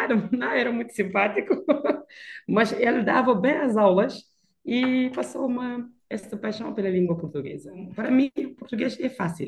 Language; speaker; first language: Portuguese; non-native, fluent; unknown